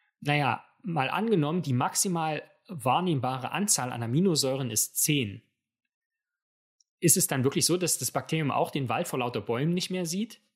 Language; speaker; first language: German; native; German